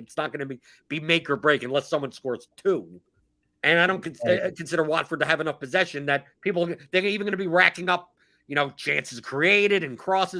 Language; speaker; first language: English; native; English